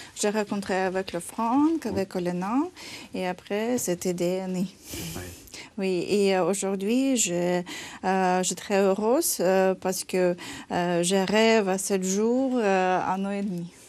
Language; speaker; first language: French; non-native, learner; Ukrainian